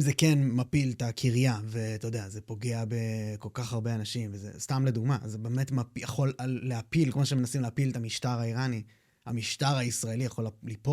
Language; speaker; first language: Hebrew; native; Hebrew